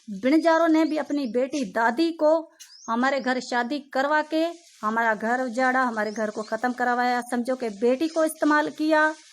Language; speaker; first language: Urdu; non-native, local second language; Sindhi